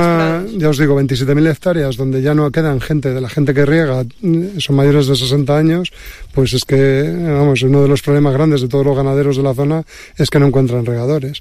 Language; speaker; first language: Spanish; native; Spanish